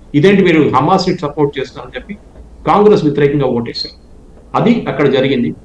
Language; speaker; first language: Telugu; non-native, local second language; Malayalam